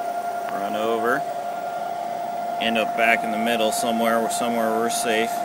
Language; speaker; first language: English; native; English